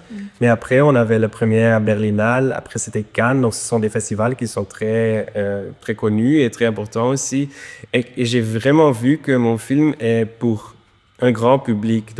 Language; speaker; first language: French; non-native, local second language; Dutch